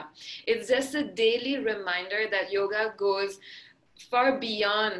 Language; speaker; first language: English; non-native, fluent; Marathi